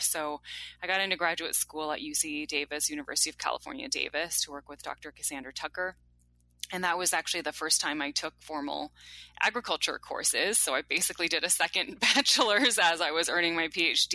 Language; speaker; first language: English; native; English